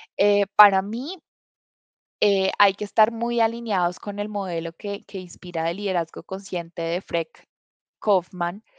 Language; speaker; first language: Spanish; native; Spanish